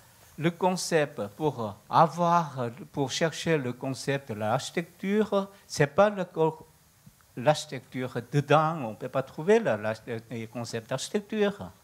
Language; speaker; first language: French; non-native, learner; Korean